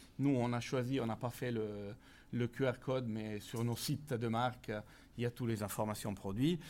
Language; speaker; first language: French; non-native, fluent; Italian